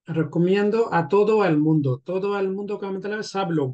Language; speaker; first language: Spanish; non-native, fluent; Urdu